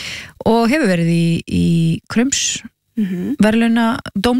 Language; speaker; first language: Icelandic; native; Icelandic